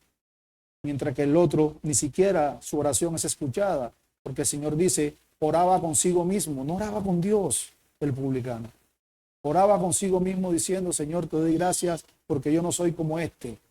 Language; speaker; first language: Spanish; native; Spanish